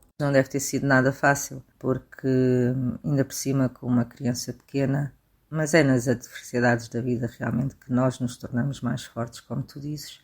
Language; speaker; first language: Portuguese; native; Portuguese